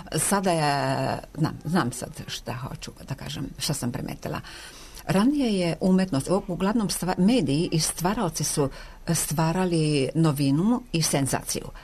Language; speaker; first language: Serbian; non-native, local second language; Hungarian